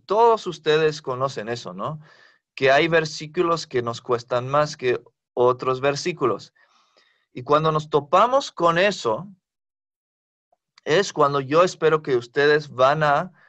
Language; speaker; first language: Spanish; non-native, fluent; English